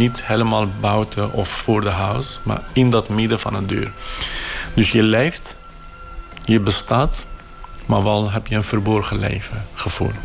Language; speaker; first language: Dutch; non-native, fluent; Kurdish